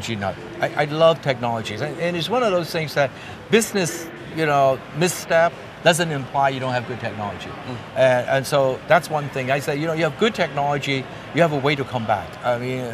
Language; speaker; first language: English; non-native, local second language; Cantonese